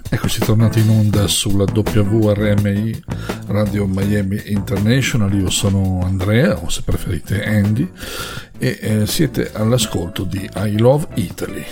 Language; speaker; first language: Italian; native; Italian